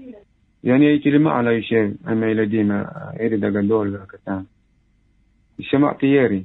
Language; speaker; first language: Hebrew; non-native, local second language; Arabic